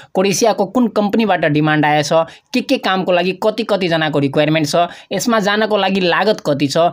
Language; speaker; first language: Nepali; non-native, local second language; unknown